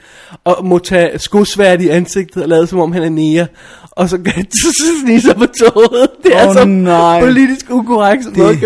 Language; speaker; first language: Danish; native; Danish